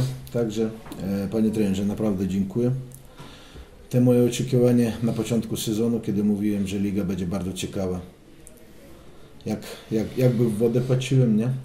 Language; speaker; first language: Polish; non-native, fluent; Russian